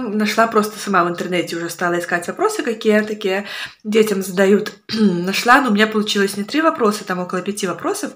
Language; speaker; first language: Russian; native; Russian